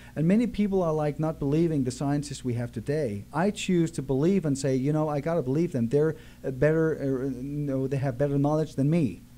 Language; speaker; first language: English; non-native, fluent; Danish